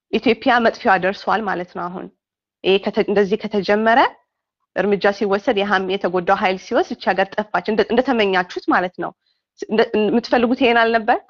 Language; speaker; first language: Amharic; non-native, local second language; Tigrinya